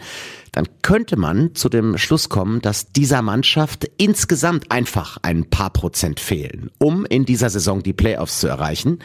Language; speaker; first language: German; native; German